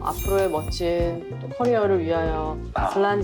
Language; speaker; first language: Korean; native; Korean